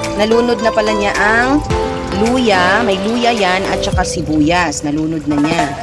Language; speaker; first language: Filipino; non-native, local second language; Cebuano